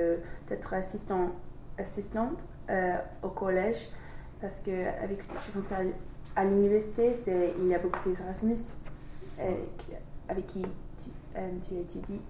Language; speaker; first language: French; non-native, learner; English